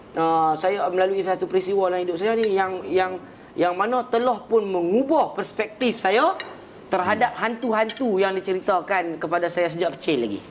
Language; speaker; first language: Malay; native; Malay